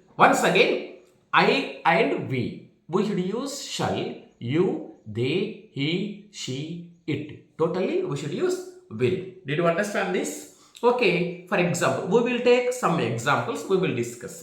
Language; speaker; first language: English; non-native, local second language; Telugu